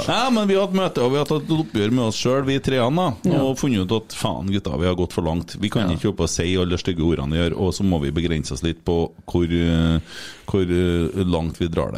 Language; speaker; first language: Norwegian; native; Norwegian